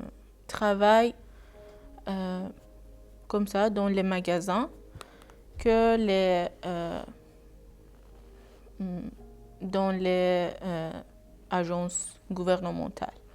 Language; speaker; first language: French; non-native, learner; Persian